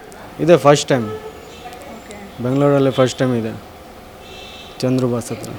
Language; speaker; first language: Kannada; non-native, learner; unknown